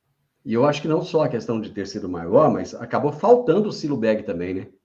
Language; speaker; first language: Portuguese; native; Portuguese